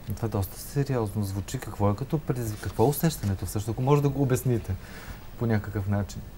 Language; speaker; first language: Bulgarian; native; Bulgarian